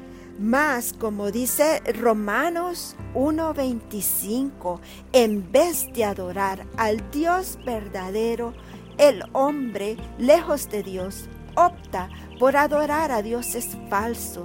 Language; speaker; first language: Spanish; native; Spanish